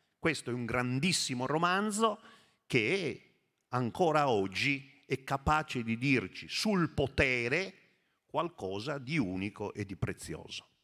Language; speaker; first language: Italian; native; Italian